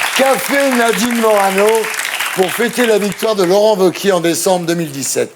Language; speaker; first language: French; native; French